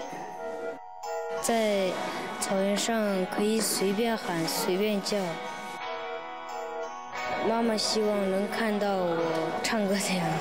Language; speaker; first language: Chinese; non-native, local second language; Mongolian